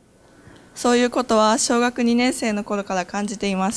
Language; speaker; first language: Japanese; non-native, learner; Korean